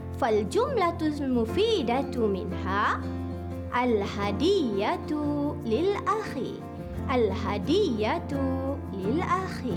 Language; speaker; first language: Arabic; non-native, fluent; Malay